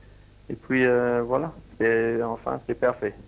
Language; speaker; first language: French; non-native, learner; Swedish